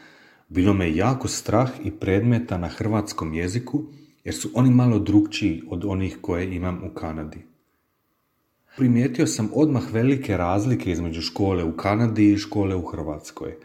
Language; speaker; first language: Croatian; early bilingual, heritage; Croatian